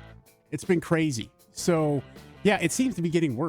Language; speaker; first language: English; native; English